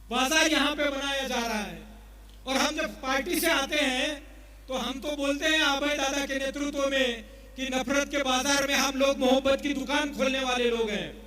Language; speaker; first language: Hindi; non-native, local second language; Marathi